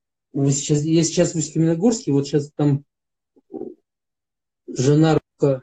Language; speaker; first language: Russian; native; Russian